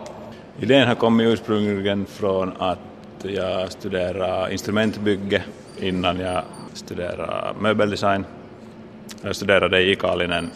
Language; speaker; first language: Swedish; native; Swedish